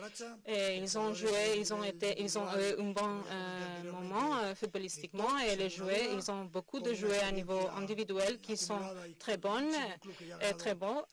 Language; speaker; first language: French; non-native, fluent; Spanish